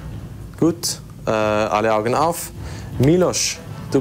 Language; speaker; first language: German; native; German